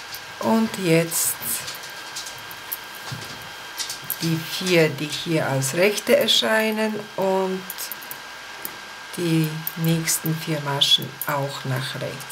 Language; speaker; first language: German; non-native, fluent; Polish